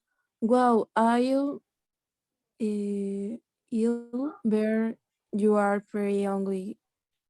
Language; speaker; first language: English; non-native, learner; Spanish